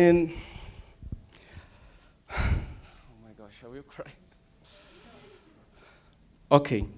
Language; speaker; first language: English; non-native, learner; Portuguese